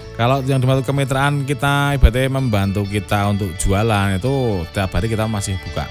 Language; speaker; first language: Indonesian; non-native, local second language; Javanese